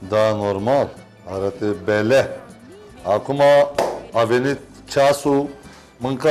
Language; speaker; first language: Romanian; non-native, learner; Turkish